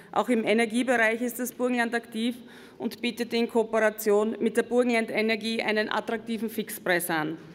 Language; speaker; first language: German; native; German